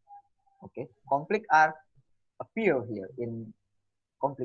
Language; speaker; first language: English; non-native, learner; Indonesian